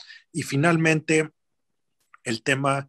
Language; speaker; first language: Spanish; native; Spanish